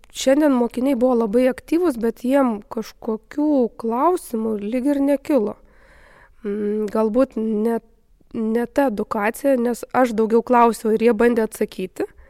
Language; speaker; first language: Lithuanian; native; Lithuanian